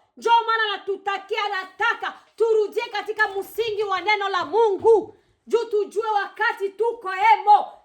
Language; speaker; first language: Swahili; native; Swahili